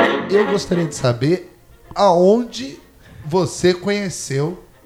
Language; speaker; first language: Portuguese; native; Portuguese